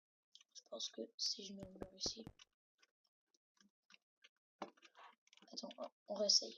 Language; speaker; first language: French; native; French